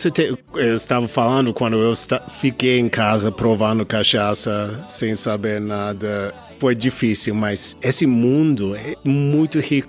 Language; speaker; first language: Portuguese; non-native, learner; English